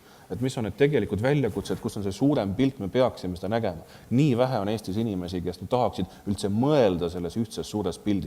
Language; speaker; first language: Estonian; native; Estonian